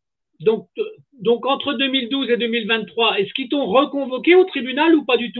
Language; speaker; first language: French; native; French